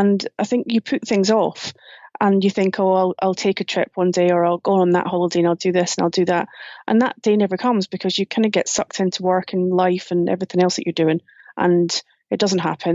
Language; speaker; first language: English; native; English